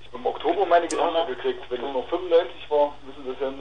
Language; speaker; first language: German; native; German